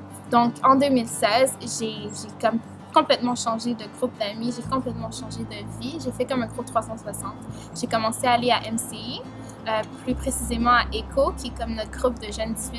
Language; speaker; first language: French; early bilingual, other home language; Haitian Creole